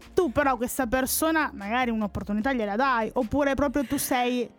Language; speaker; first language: Italian; early bilingual, other home language; Spanish